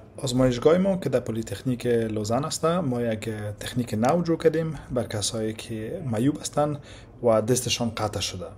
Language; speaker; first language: Persian; native; Persian